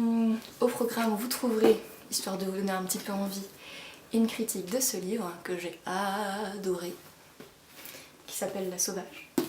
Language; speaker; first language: French; native; French